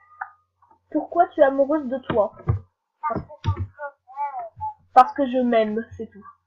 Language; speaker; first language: French; native; French